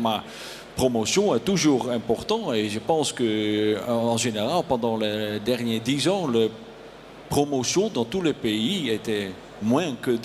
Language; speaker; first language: French; non-native, learner; Dutch